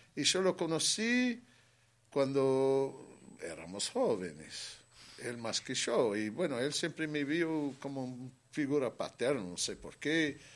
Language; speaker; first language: Spanish; non-native, fluent; English